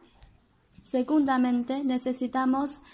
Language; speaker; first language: Spanish; non-native, learner; Chinese